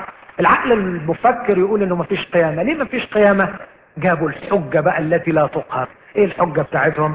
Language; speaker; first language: Arabic; native; Arabic